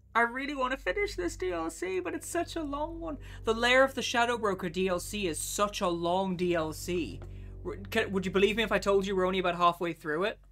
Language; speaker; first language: English; native; English